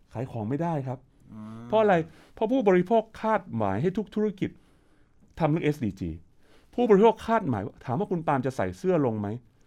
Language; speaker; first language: Thai; native; Thai